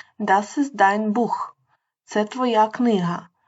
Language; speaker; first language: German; non-native, fluent; Ukrainian